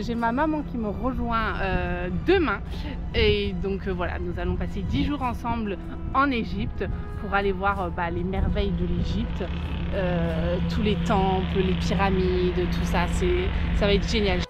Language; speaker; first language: French; native; French